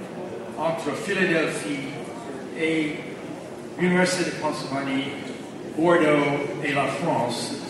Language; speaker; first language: French; non-native, fluent; English